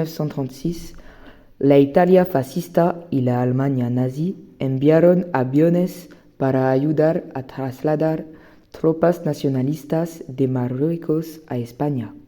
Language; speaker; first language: Spanish; non-native, learner; French